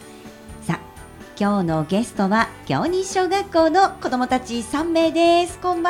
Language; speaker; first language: Japanese; native; Japanese